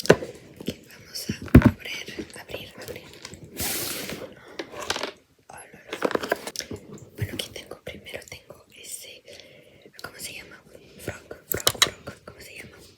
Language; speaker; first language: Spanish; non-native, fluent; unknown